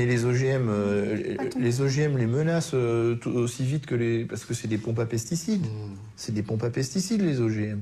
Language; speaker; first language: French; native; French